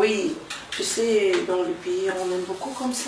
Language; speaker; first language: French; non-native, local second language; Arabic